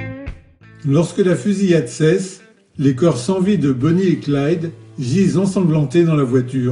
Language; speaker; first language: French; native; French